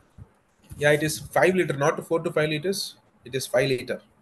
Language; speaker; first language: English; non-native, local second language; Telugu